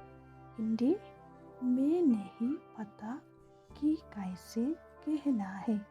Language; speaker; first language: Hindi; non-native, local second language; Khasi